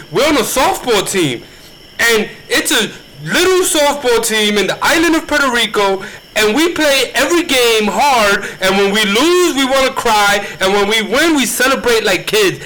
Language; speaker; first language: English; early bilingual, other home language; Spanish